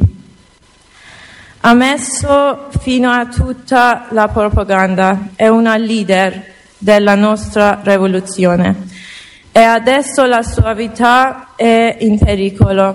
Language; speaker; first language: Italian; non-native, learner; Persian